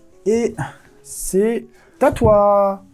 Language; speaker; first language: French; native; French